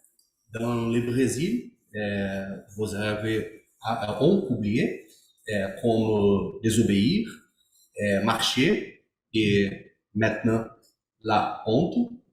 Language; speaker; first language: French; non-native, learner; Portuguese